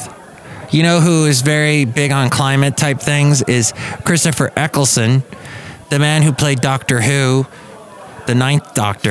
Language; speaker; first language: English; native; English